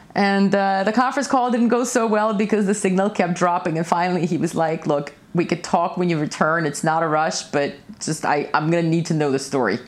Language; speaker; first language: English; early bilingual, other home language; Russian